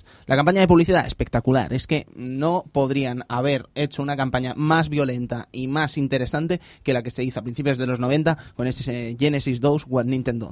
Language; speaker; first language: Spanish; native; Spanish